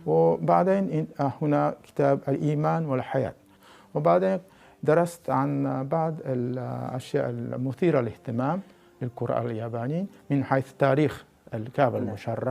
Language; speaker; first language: Arabic; non-native, fluent; Japanese